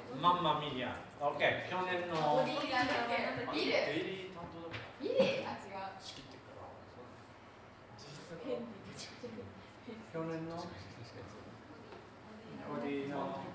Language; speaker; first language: Japanese; non-native, learner; English